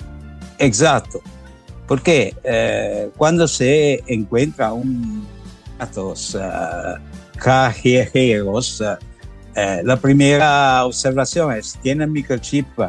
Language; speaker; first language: Spanish; non-native, learner; Italian